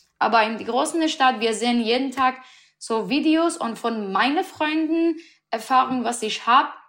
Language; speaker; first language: German; non-native, learner; Persian